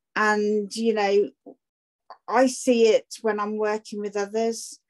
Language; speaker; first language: English; native; English